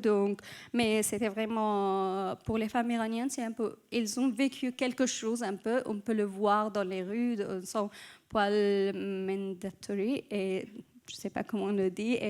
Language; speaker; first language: French; non-native, fluent; Persian